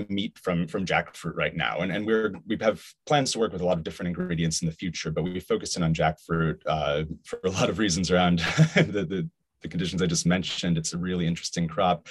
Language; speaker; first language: English; native; English